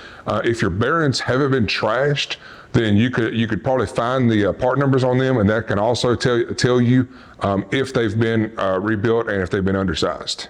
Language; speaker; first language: English; native; English